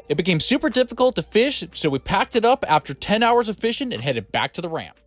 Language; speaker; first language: English; native; English